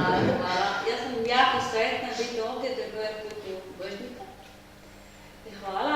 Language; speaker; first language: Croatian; non-native, learner; Hebrew